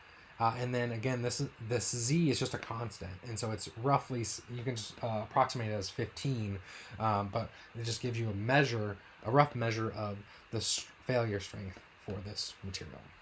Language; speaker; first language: English; native; English